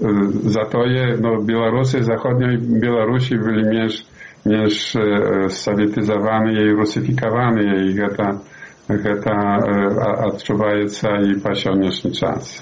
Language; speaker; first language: Polish; non-native, learner; Belarusian